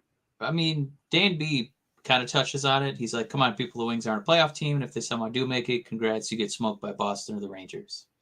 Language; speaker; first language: English; native; English